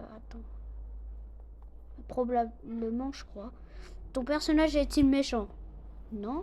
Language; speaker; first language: French; non-native, local second language; Arabic